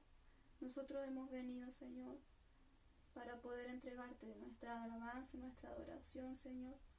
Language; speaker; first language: Spanish; native; Spanish